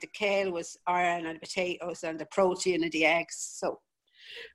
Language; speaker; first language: English; native; English